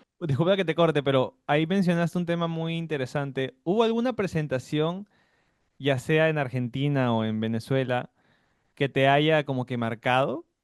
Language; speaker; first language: Spanish; native; Spanish